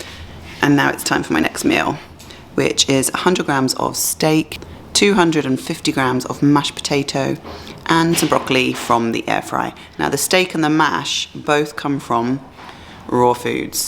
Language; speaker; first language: English; native; English